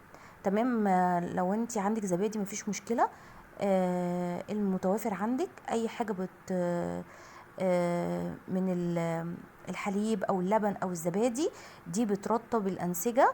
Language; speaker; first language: Arabic; native; Arabic